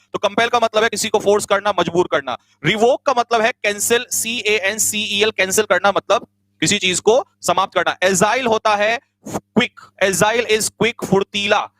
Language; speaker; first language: Hindi; native; Hindi